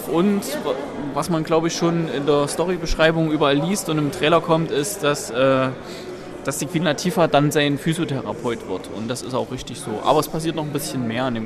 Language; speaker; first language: German; native; German